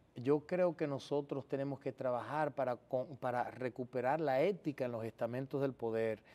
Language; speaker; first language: Spanish; early bilingual, heritage; Spanish